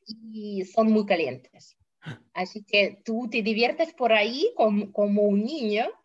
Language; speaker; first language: Spanish; non-native, fluent; Russian